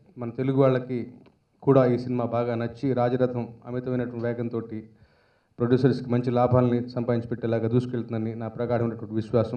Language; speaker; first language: Telugu; native; Telugu